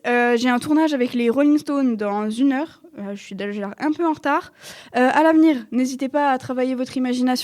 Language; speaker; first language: French; native; French